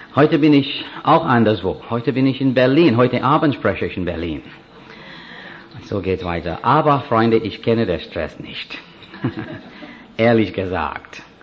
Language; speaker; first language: German; non-native, fluent; Hindi